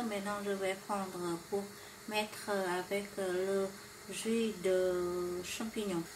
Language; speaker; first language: French; non-native, learner; Vietnamese